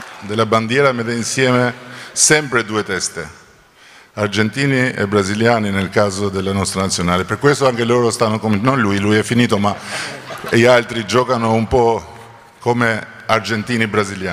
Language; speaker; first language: Italian; non-native, fluent; Albanian